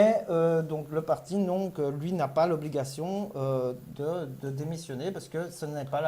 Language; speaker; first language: French; native; French